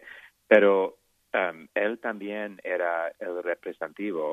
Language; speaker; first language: Spanish; non-native, learner; English